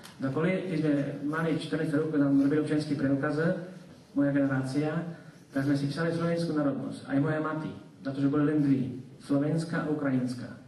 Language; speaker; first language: Slovak; non-native, local second language; Rusyn